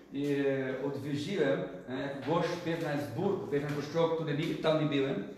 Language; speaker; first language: Polish; non-native, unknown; Portuguese